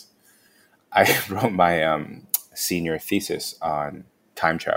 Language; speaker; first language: English; non-native, local second language; Cantonese